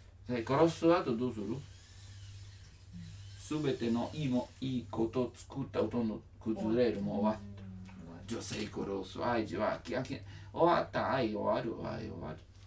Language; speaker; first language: Japanese; non-native, learner; Italian